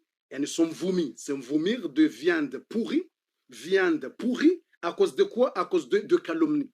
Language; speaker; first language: French; non-native, fluent; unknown